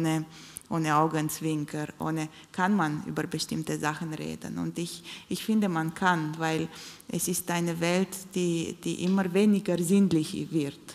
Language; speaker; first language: German; non-native, fluent; Romanian